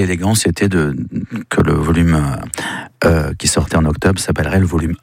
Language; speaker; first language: French; native; French